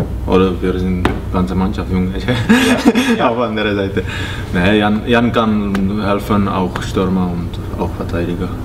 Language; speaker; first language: German; non-native, learner; Czech